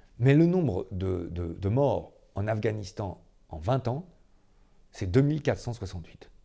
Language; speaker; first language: French; native; French